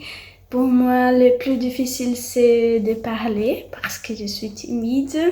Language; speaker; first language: French; non-native, learner; Portuguese